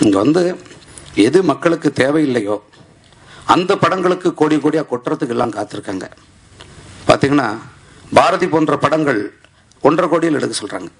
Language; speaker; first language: Tamil; native; Tamil